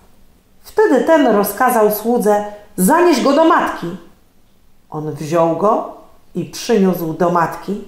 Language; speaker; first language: Polish; native; Polish